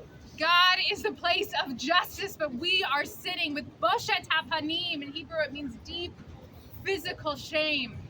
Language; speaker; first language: English; native; English